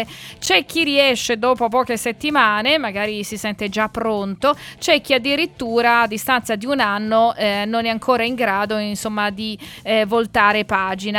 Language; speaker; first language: Italian; native; Italian